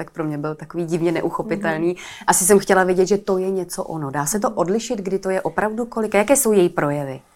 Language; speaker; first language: Czech; native; Czech